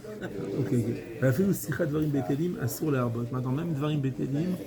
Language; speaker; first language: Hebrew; non-native, fluent; French